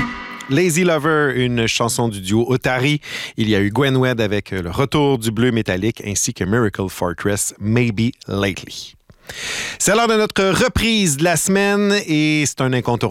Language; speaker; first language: French; native; French